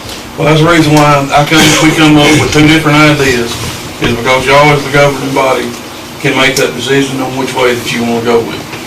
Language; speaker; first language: English; native; English